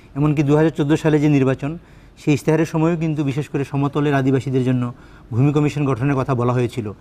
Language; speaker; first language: Bangla; non-native, local second language; Garo